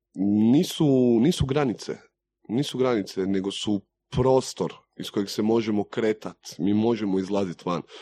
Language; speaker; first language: Croatian; native; Croatian